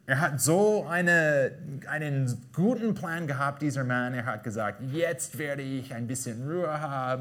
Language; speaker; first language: German; non-native, fluent; English